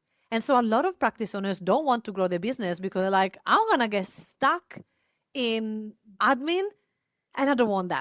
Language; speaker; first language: English; non-native, fluent; Italian